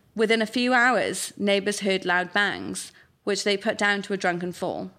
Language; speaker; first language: English; native; English